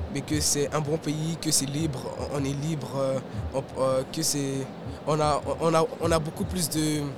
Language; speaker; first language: French; native; French